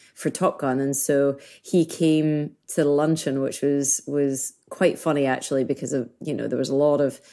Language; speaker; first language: English; native; English